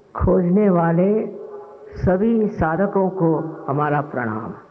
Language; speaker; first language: Hindi; non-native, local second language; Marathi